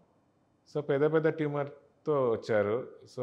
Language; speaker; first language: Telugu; non-native, learner; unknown